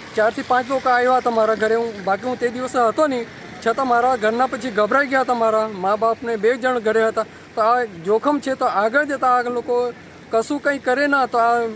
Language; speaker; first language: Gujarati; non-native, local second language; Gamit